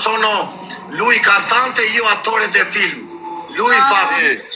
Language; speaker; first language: Italian; non-native, learner; Albanian